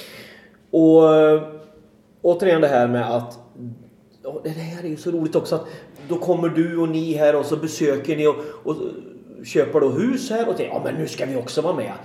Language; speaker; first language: Swedish; native; Swedish